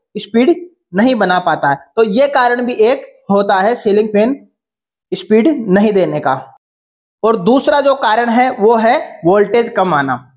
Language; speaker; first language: Hindi; native; Hindi